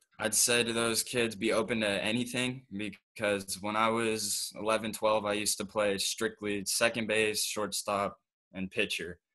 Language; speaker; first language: English; native; English